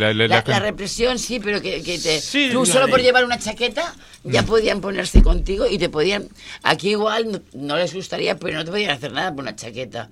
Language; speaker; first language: Spanish; native; Spanish